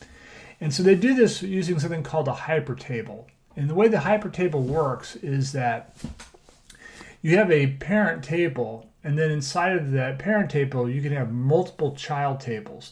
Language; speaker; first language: English; native; English